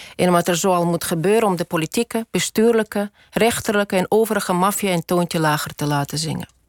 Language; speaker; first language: Dutch; non-native, fluent; Russian